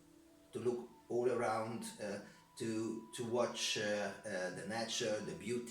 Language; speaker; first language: English; non-native, learner; Hungarian